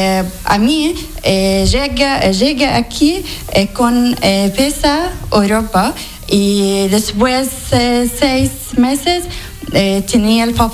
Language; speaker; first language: Spanish; non-native, learner; Arabic